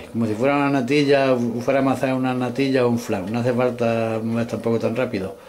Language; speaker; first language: Spanish; native; Spanish